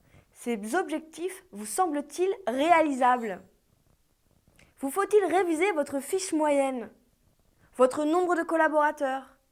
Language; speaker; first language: French; native; French